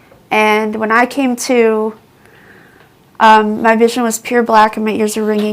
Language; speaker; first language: English; native; English